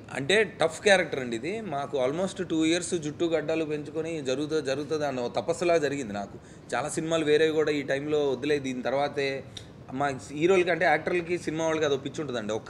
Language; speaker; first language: Telugu; native; Telugu